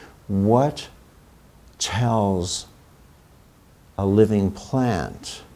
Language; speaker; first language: English; native; English